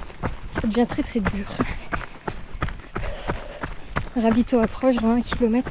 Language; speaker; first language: French; native; French